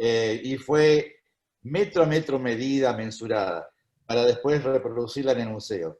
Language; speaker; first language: Spanish; native; Spanish